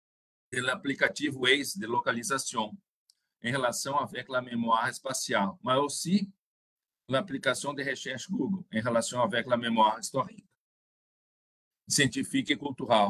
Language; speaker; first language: French; non-native, fluent; Portuguese